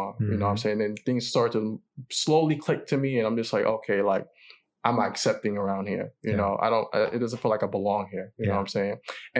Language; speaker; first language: English; native; English